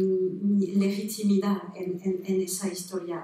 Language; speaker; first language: Spanish; non-native, fluent; French